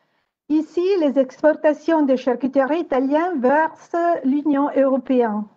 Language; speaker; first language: French; non-native, fluent; Italian